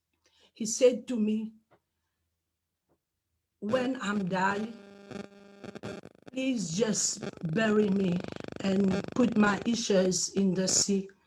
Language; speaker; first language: English; non-native, learner; Morisyen